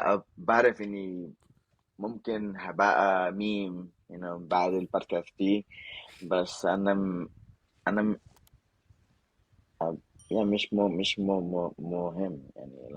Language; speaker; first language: Arabic; non-native, learner; Spanish